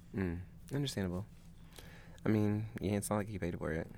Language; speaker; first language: English; native; English